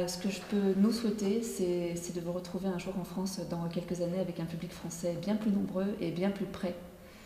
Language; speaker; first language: French; native; French